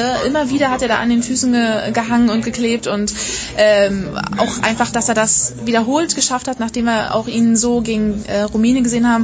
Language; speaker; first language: German; native; German